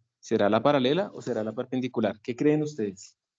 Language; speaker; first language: Spanish; native; Spanish